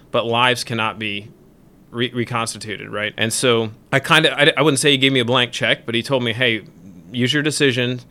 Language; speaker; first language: English; native; English